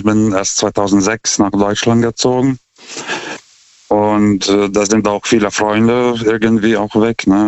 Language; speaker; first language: German; non-native, fluent; Lithuanian